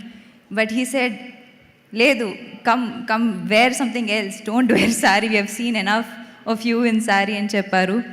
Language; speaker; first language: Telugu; non-native, local second language; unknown